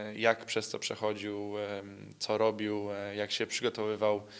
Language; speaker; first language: Polish; native; Polish